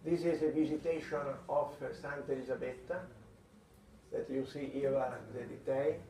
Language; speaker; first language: English; non-native, fluent; Italian